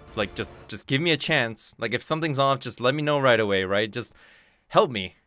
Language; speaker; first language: English; non-native, fluent; Korean